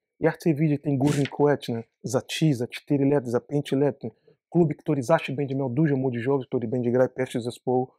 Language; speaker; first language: Polish; non-native, learner; Portuguese